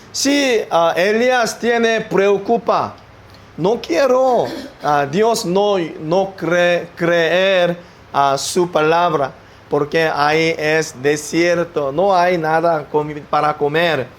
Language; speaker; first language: Spanish; non-native, learner; Korean